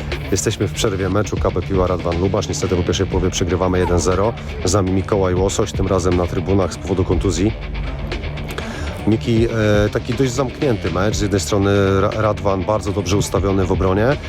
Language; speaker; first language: Polish; native; Polish